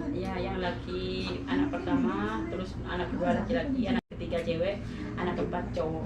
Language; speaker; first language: Indonesian; non-native, local second language; Madurese